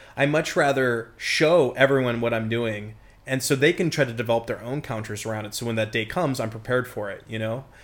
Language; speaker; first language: English; native; English